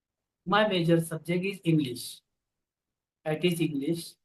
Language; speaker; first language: English; non-native, local second language; Marathi